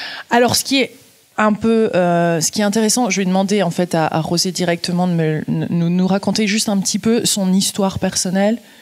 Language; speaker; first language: French; native; French